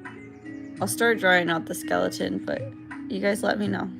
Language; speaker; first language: English; native; English